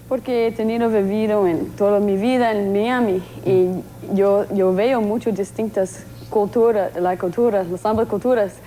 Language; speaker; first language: Spanish; non-native, learner; English